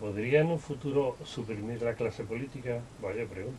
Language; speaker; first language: Spanish; native; Spanish